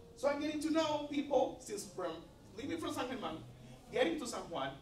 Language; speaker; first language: English; non-native, fluent; Spanish